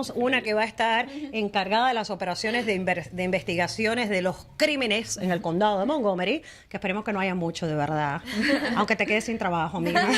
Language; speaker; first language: Spanish; native; Spanish